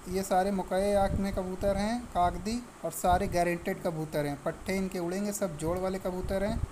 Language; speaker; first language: Hindi; native; Hindi